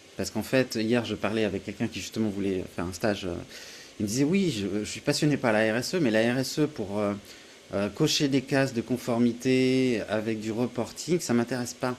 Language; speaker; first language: French; native; French